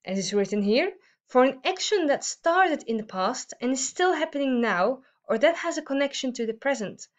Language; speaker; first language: English; non-native, fluent; Dutch